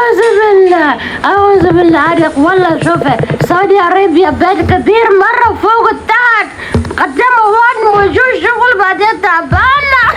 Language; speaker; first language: Arabic; non-native, learner; Oromo